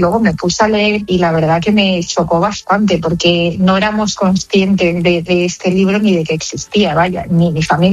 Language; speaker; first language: Spanish; native; Spanish